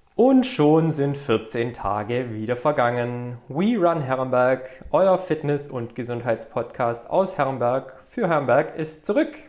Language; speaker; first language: German; native; German